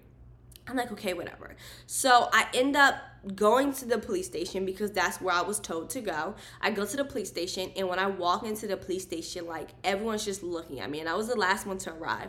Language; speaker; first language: English; native; English